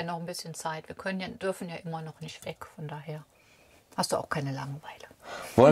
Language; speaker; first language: German; native; German